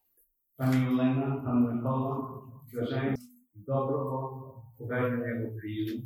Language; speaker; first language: Ukrainian; early bilingual, heritage; Ukrainian